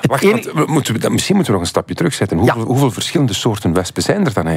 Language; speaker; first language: Dutch; native; Dutch